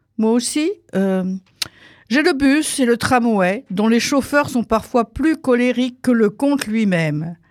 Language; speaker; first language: French; non-native, fluent; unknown